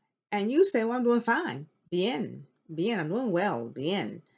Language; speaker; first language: English; native; English